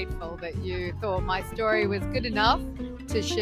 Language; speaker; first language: English; native; English